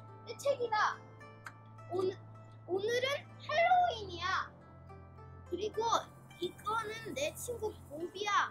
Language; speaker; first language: Korean; early bilingual, heritage; Korean